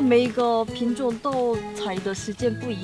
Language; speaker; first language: Chinese; non-native, fluent; Korean